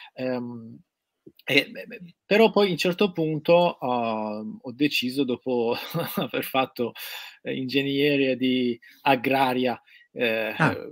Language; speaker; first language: Italian; non-native, fluent; Persian